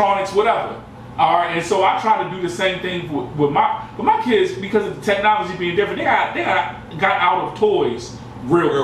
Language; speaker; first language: English; native; English